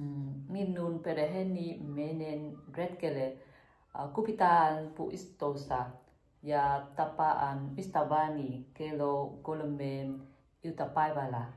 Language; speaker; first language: Finnish; non-native, learner; Vietnamese